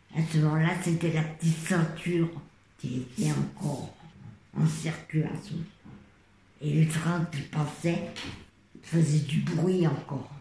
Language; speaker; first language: French; native; French